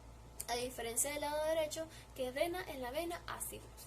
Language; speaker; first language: Spanish; native; Spanish